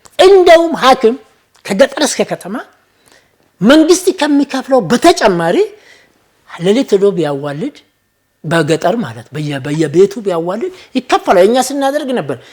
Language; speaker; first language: Amharic; non-native, local second language; Oromo